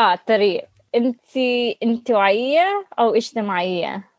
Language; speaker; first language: Arabic; non-native, learner; English